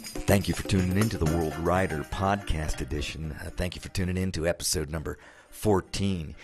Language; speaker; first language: English; native; English